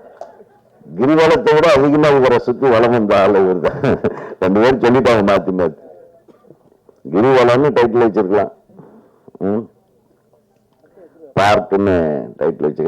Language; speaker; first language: Tamil; native; Tamil